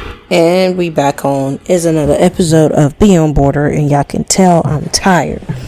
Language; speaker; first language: English; native; English